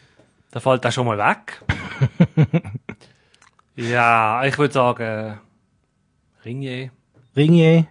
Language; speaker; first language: German; native; German